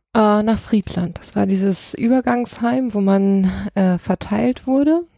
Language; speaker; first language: German; early bilingual, other home language; Russian